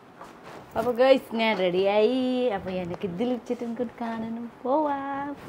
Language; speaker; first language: Malayalam; non-native, learner; Nepali